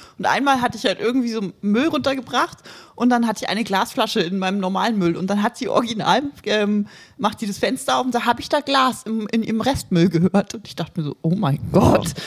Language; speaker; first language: German; native; German